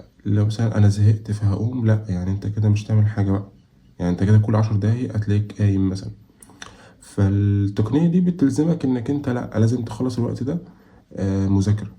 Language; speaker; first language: Arabic; native; Arabic